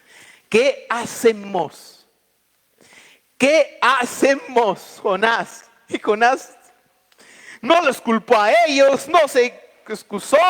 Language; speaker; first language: Spanish; native; Spanish